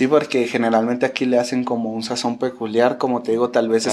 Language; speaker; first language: Spanish; native; Spanish